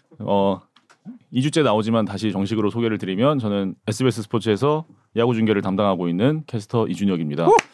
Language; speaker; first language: Korean; native; Korean